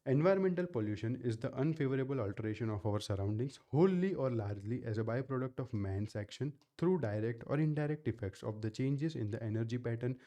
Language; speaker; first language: English; non-native, local second language; Gujarati